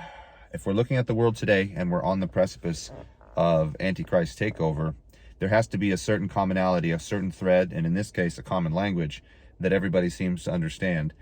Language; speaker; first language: English; native; English